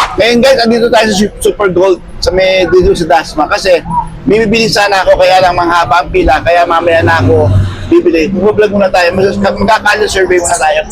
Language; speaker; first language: Filipino; native; Filipino